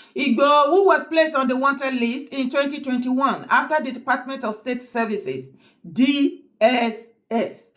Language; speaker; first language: English; non-native, local second language; Yoruba